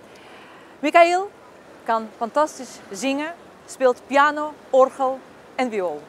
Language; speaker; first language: Dutch; non-native, fluent; Russian